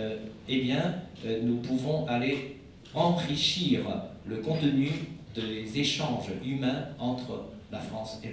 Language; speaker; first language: French; non-native, fluent; Chinese